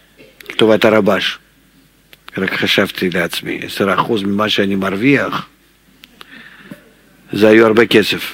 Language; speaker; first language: Hebrew; non-native, fluent; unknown